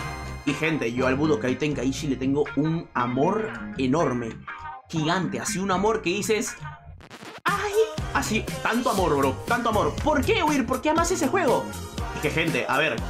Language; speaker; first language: Spanish; native; Spanish